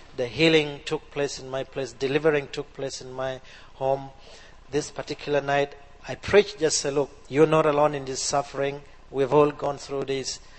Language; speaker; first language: English; non-native, local second language; Acoli